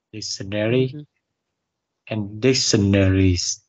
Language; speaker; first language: English; non-native, learner; Vietnamese